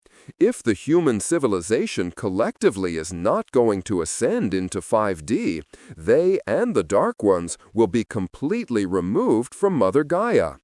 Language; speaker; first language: English; non-native, fluent; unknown